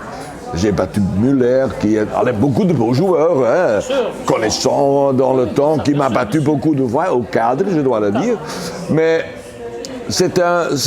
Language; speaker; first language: French; non-native, local second language; Dutch